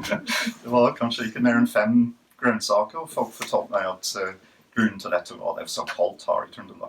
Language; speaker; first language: Norwegian; non-native, fluent; English